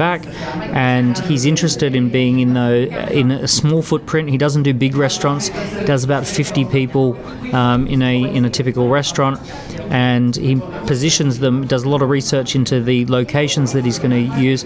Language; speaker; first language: English; native; English